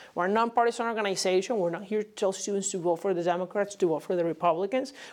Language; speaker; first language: English; non-native, fluent; Spanish